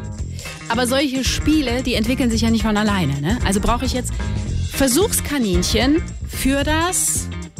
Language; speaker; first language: German; native; German